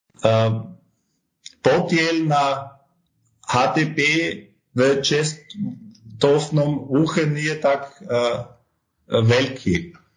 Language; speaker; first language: Slovak; non-native, learner; German